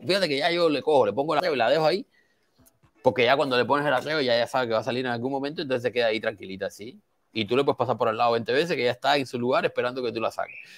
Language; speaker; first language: Spanish; native; Spanish